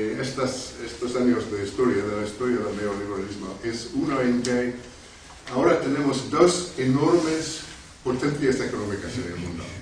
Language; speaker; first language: Spanish; non-native, fluent; English